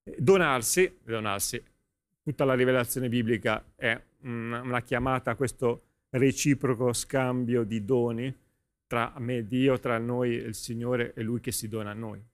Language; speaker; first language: Italian; native; Italian